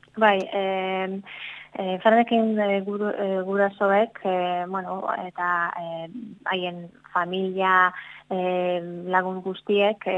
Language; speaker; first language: Basque; non-native, learner; Polish